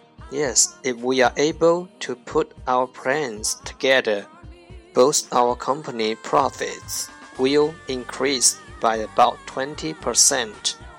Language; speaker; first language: English; non-native, fluent; Chinese